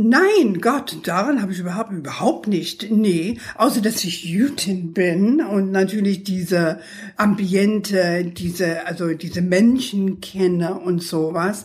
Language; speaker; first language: German; non-native, fluent; English